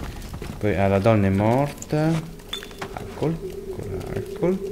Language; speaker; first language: Italian; native; Italian